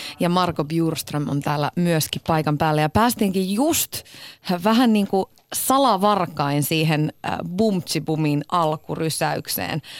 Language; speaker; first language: Finnish; native; Finnish